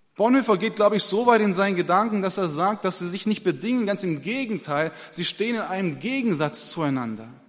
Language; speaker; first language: German; native; German